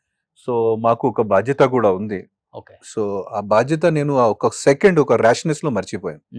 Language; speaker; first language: Telugu; non-native, fluent; Hindi